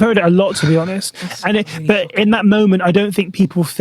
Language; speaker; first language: English; native; English